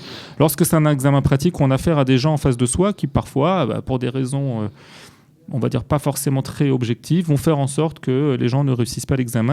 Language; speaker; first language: French; native; French